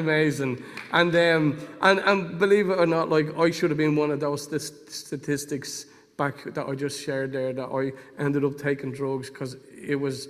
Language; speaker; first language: English; native; English